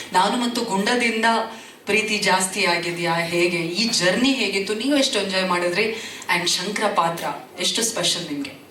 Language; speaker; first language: Kannada; native; Kannada